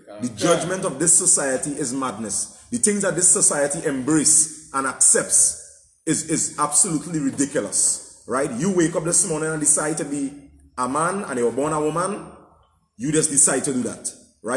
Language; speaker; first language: English; native; English